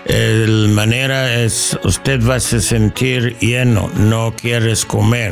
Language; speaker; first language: Spanish; non-native, learner; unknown